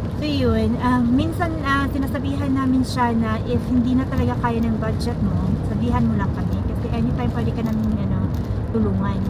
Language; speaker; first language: Filipino; non-native, local second language; Cebuano